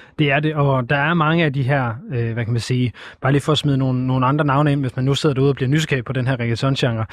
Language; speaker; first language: Danish; native; Danish